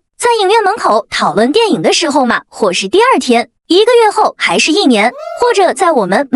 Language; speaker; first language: Chinese; native; Chinese